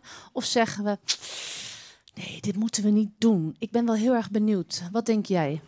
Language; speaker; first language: Dutch; native; Dutch